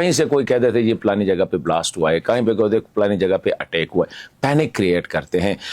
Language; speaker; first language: Urdu; non-native, local second language; Pashto